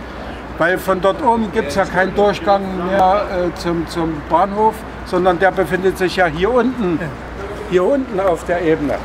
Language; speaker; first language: German; native; German